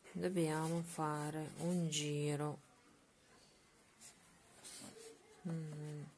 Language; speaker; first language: Italian; non-native, learner; Russian